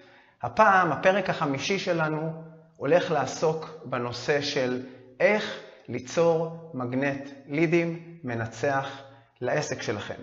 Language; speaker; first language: Hebrew; native; Hebrew